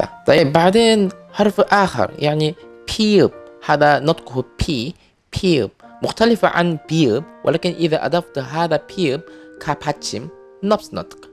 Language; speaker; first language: Arabic; non-native, fluent; Korean